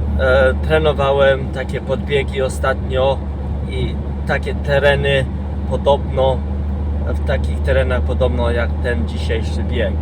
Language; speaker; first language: Polish; non-native, fluent; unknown